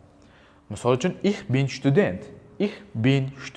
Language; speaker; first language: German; non-native, fluent; Uzbek